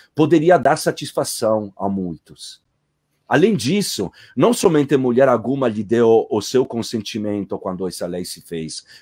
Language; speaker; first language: Portuguese; non-native, fluent; Italian